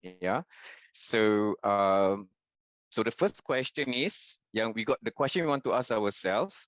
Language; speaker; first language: English; non-native, local second language; Malay